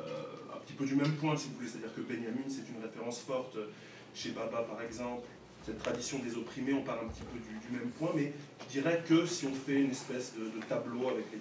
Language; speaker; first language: French; native; French